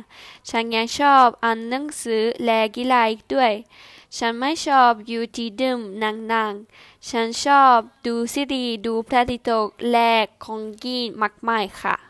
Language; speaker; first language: Thai; non-native, learner; Italian